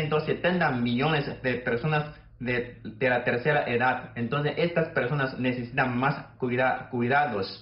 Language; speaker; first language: Spanish; non-native, fluent; Chinese